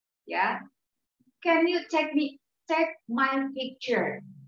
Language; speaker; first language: English; non-native, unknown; Indonesian